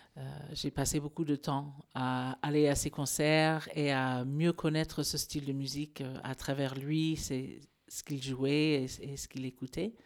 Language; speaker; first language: French; non-native, fluent; English